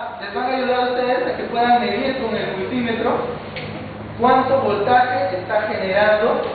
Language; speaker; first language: Spanish; native; Spanish